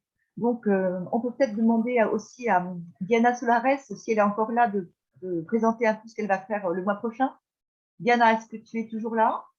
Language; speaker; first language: French; native; French